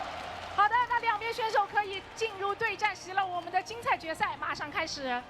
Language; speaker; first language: Chinese; native; Chinese